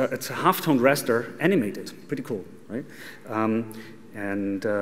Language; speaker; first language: English; non-native, fluent; German